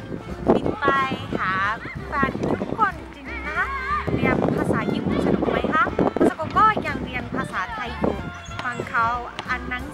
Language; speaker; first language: Thai; non-native, learner; Japanese